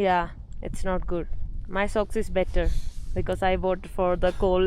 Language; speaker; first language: English; non-native, learner; Malayalam